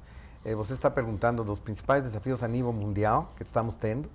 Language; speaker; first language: Portuguese; non-native, fluent; Spanish